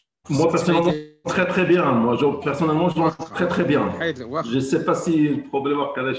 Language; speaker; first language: French; non-native, local second language; Arabic